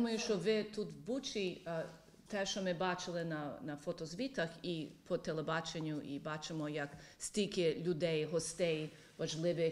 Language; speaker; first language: Ukrainian; early bilingual, heritage; Ukrainian